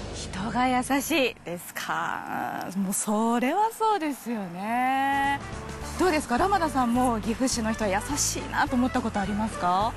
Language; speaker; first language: Japanese; native; Japanese